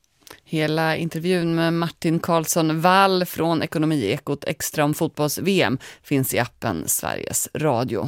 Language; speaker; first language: Swedish; native; Swedish